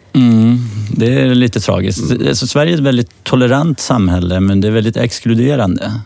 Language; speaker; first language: Swedish; early bilingual, other home language; Persian